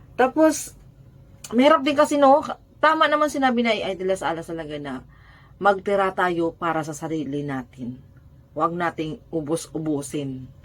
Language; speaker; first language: Filipino; native; Filipino